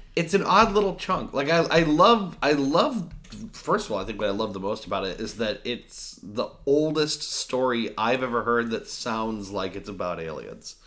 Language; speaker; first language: English; native; English